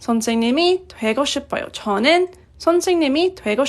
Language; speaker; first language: Korean; non-native, fluent; English